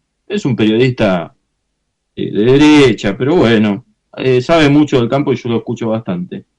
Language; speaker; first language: Spanish; native; Spanish